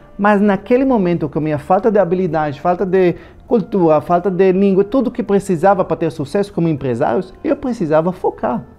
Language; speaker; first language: Portuguese; non-native, fluent; Hebrew